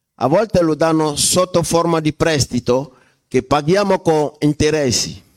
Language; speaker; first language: Italian; non-native, fluent; French